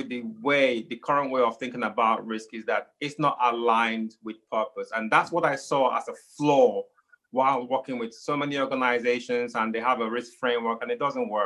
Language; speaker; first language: English; non-native, local second language; Igbo